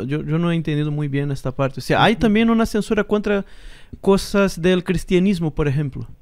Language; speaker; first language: Spanish; non-native, fluent; Portuguese